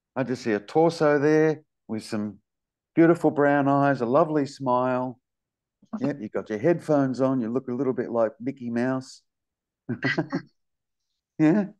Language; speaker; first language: English; native; English